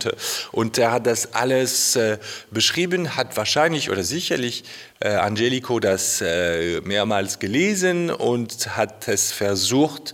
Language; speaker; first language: German; non-native, fluent; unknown